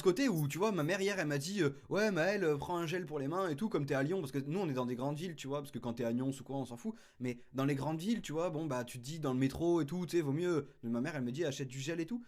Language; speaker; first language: French; native; French